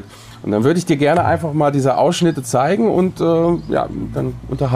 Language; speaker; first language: German; native; German